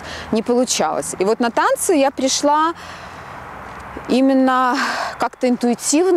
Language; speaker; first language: Russian; native; Russian